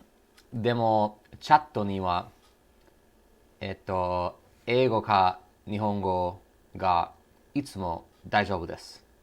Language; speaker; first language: Japanese; non-native, learner; English